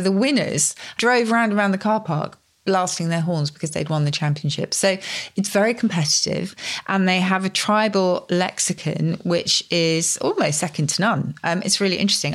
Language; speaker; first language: English; native; English